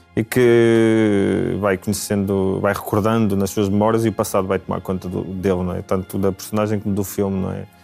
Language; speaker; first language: Portuguese; native; Portuguese